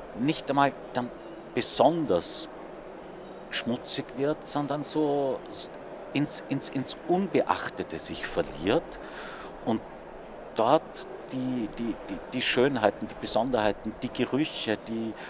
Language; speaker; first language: German; native; German